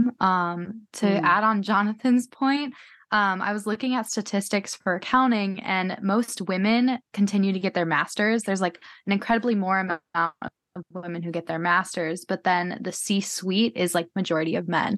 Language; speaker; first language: English; native; English